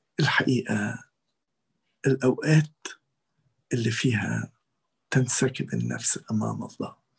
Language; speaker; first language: Arabic; native; Arabic